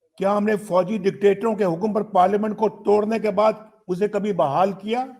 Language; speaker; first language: Urdu; non-native, local second language; Punjabi